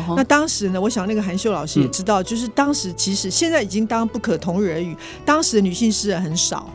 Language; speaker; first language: Chinese; non-native, local second language; Min Nan Chinese